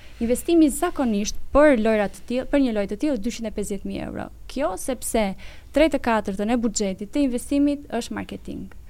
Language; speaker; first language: Albanian; native; Albanian